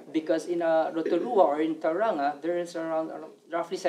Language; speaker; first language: English; non-native, local second language; Filipino